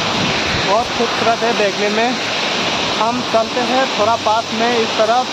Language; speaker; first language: Hindi; non-native, local second language; Kok Borok